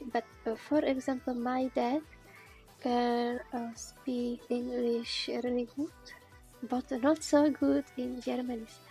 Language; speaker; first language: English; non-native, learner; Czech